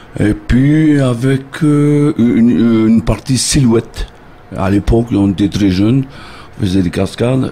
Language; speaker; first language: French; native; French